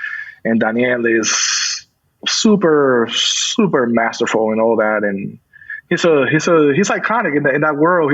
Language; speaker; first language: English; non-native, fluent; Spanish